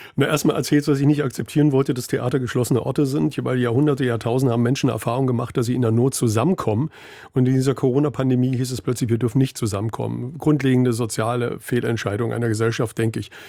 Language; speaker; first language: German; native; German